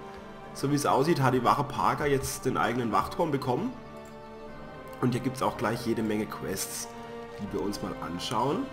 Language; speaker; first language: German; native; German